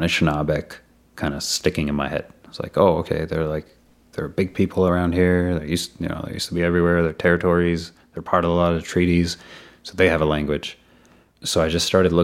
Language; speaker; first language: English; non-native, local second language; Urdu